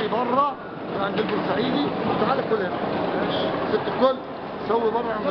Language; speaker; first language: Arabic; native; Arabic